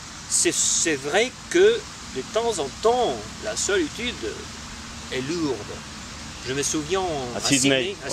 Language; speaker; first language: French; non-native, fluent; Spanish